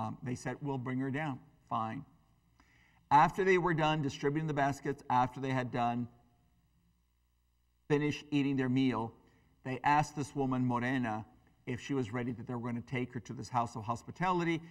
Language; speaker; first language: English; early bilingual, other home language; Spanish